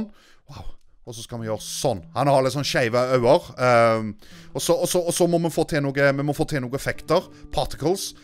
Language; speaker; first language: Norwegian; native; Norwegian